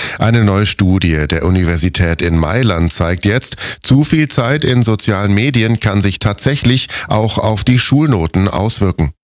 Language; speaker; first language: German; early bilingual, other home language; Italian